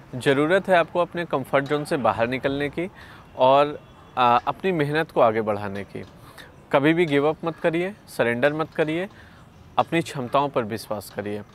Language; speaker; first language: Hindi; native; Hindi